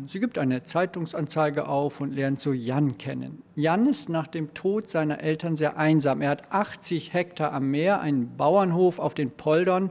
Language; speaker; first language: German; native; German